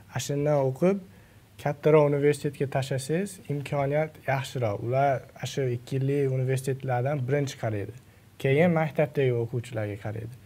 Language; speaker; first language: Uzbek; early bilingual, heritage; Uzbek